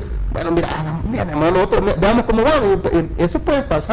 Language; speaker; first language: Spanish; native; Spanish